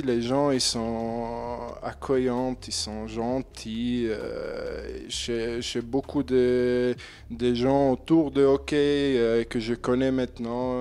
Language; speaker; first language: French; non-native, learner; German